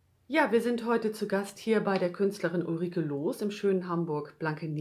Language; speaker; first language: German; native; German